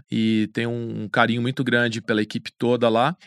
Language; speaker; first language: Portuguese; native; Portuguese